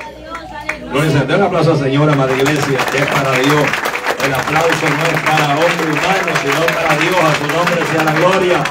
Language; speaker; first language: Spanish; native; Spanish